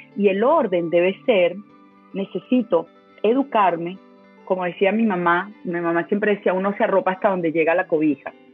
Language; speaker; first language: Spanish; native; Spanish